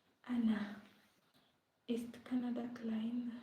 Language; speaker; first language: German; non-native, learner; Luyia